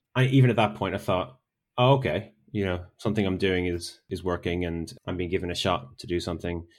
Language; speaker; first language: English; native; English